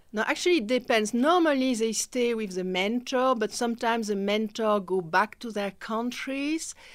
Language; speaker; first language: English; non-native, fluent; French